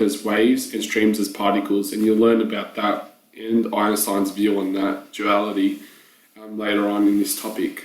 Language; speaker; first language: English; native; English